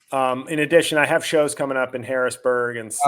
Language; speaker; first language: English; native; English